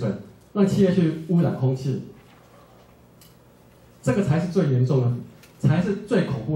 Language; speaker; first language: Chinese; native; Chinese